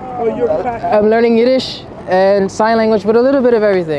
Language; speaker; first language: English; native; English